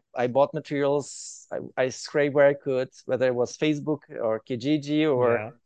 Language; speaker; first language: English; non-native, fluent; Ukrainian